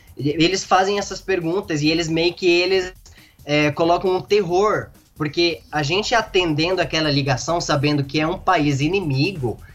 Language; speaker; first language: Portuguese; non-native, fluent; Arabic